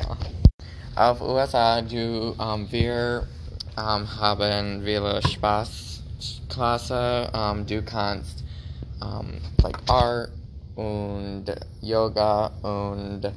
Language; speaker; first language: German; non-native, learner; English